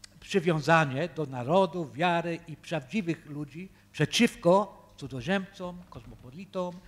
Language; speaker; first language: Polish; early bilingual, heritage; Polish